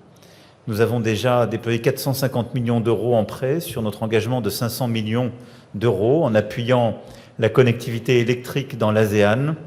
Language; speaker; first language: French; native; French